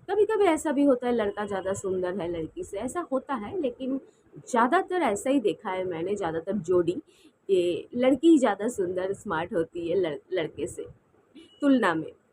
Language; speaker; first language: Hindi; non-native, local second language; Bangla